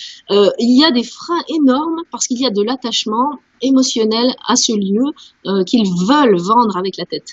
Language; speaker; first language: French; native; French